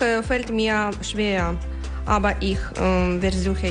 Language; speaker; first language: German; non-native, learner; Ukrainian